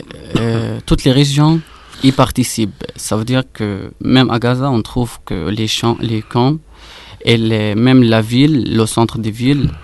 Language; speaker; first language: French; non-native, fluent; Arabic